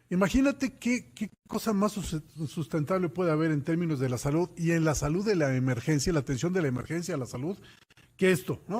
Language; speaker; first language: Spanish; native; Spanish